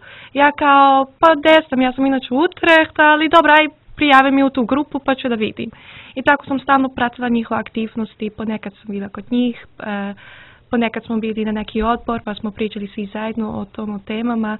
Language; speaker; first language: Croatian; early bilingual, heritage; Serbian